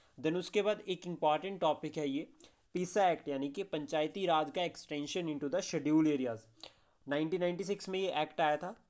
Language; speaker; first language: Hindi; native; Hindi